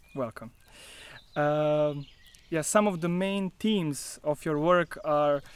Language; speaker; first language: English; non-native, fluent; Croatian